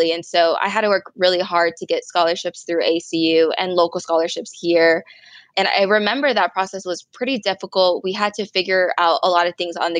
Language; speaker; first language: English; native; English